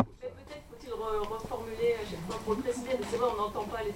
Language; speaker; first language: French; native; French